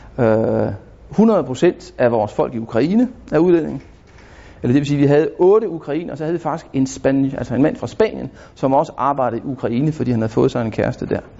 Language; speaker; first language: Danish; native; Danish